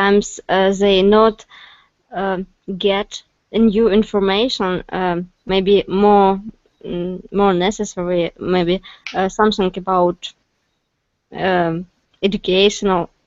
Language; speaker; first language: English; non-native, learner; Russian